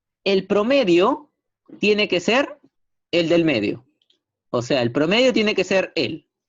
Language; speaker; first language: Spanish; native; Spanish